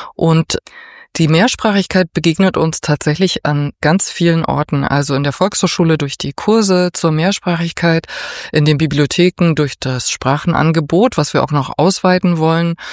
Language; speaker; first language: German; native; German